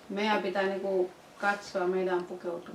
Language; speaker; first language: Finnish; non-native, fluent; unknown